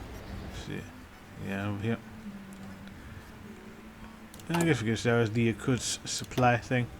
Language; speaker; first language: English; native; English